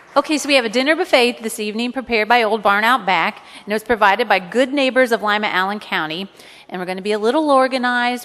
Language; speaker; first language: English; native; English